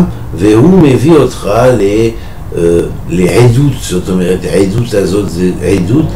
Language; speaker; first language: Hebrew; non-native, fluent; French